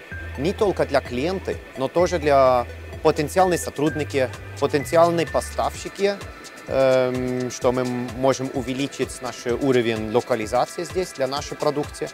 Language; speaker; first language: Russian; non-native, learner; German